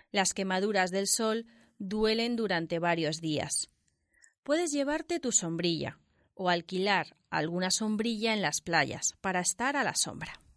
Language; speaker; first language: Spanish; native; Spanish